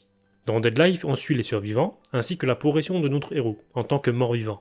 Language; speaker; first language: French; native; French